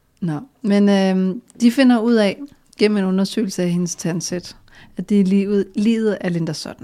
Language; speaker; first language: Danish; native; Danish